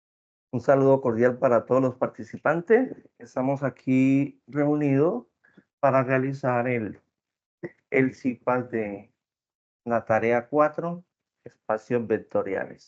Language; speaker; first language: Spanish; native; Spanish